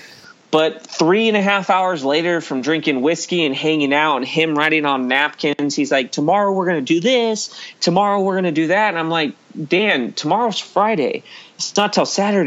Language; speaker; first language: English; native; English